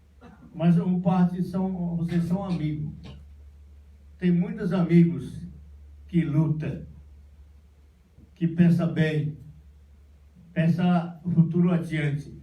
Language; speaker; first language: Portuguese; non-native, local second language; Yanomámi